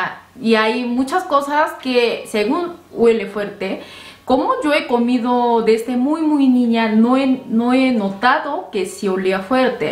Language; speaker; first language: Spanish; non-native, fluent; Korean